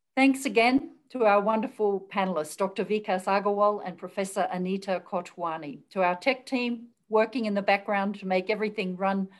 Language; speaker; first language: English; native; English